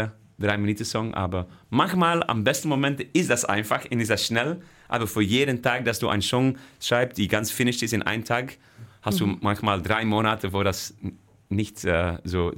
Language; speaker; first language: German; non-native, fluent; Dutch